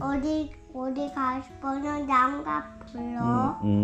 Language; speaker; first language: Korean; early bilingual, heritage; Korean